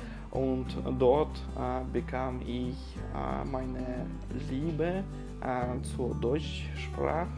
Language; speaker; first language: German; non-native, learner; Russian